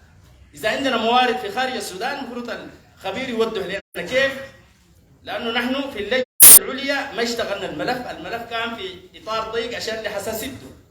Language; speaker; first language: Arabic; native; Arabic